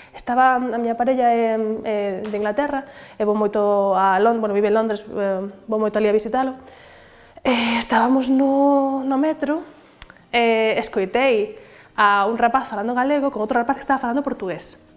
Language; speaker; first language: Galician; non-native, local second language; Spanish